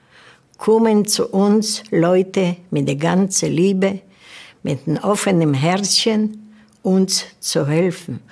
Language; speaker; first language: German; non-native, learner; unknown